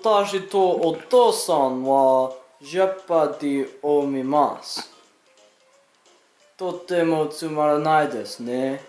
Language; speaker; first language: Japanese; non-native, learner; English